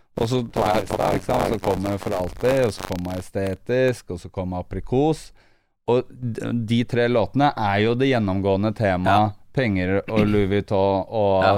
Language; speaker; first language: Norwegian; native; Norwegian